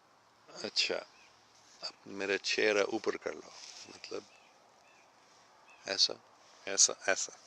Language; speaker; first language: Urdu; non-native, fluent; English